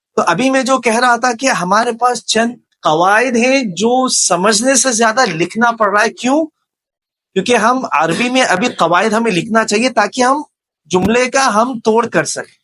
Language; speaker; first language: Urdu; native; Urdu